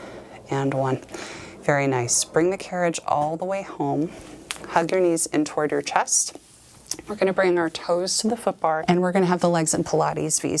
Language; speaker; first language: English; native; English